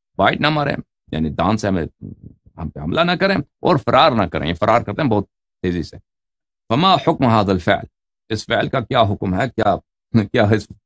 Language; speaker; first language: Urdu; non-native, fluent; Persian